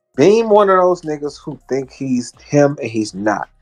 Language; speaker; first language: English; native; English